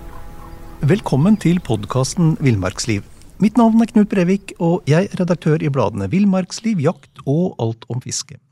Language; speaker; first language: Norwegian; native; Norwegian